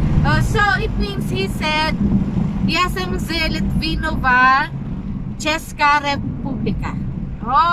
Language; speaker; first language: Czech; non-native, learner; Filipino